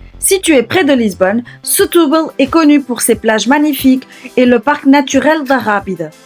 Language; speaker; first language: French; early bilingual, other home language; Portuguese